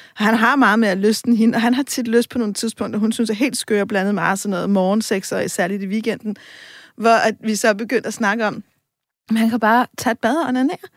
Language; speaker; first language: Danish; native; Danish